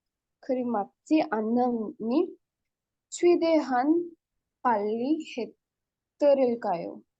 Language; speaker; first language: Korean; non-native, learner; Hindi